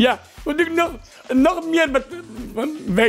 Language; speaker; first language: Dutch; non-native, learner; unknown